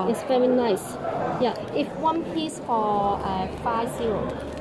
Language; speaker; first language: English; non-native, learner; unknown